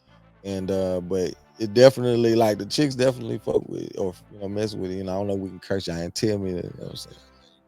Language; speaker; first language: English; native; English